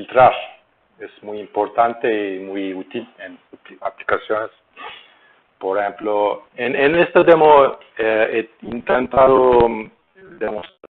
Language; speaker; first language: Spanish; non-native, learner; Turkish